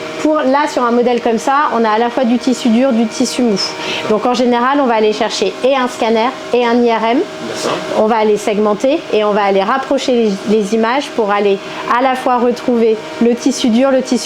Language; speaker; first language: French; native; French